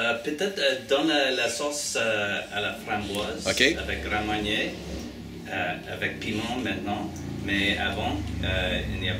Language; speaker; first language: French; non-native, learner; English